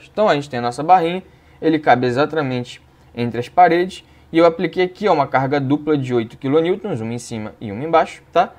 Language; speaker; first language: Portuguese; native; Portuguese